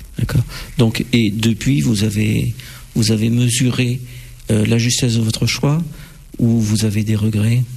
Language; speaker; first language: French; native; French